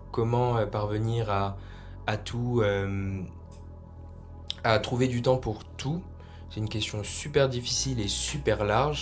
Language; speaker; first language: French; native; French